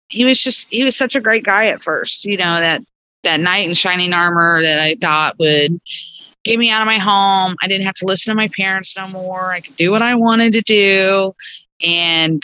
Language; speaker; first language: English; native; English